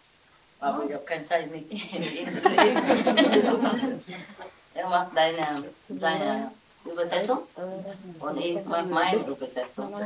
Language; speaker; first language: German; non-native, learner; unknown